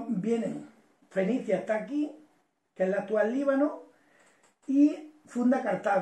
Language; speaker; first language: Spanish; native; Spanish